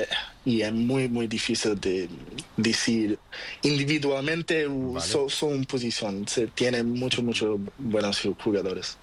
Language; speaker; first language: Spanish; non-native, learner; Portuguese